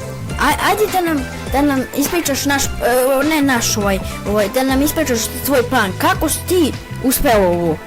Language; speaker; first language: Bosnian; native; Bosnian